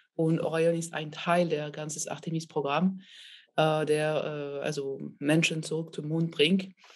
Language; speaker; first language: German; non-native, fluent; French